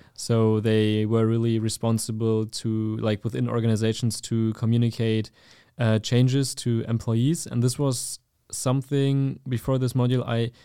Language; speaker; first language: English; non-native, fluent; German